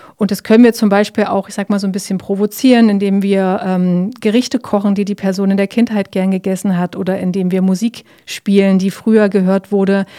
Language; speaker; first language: German; native; German